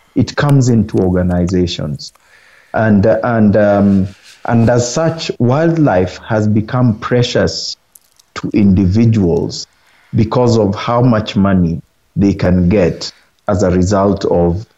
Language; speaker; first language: English; non-native, local second language; Luo (Kenya and Tanzania)